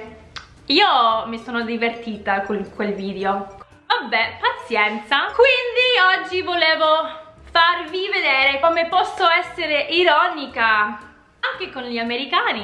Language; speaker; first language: Italian; non-native, fluent; English